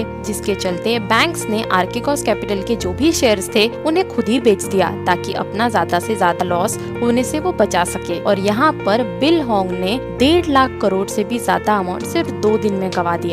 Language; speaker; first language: Hindi; native; Hindi